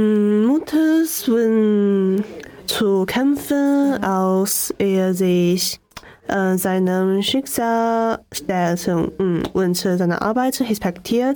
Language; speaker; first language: German; non-native, learner; Chinese